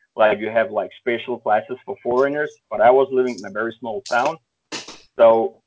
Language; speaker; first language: English; early bilingual, other home language; Russian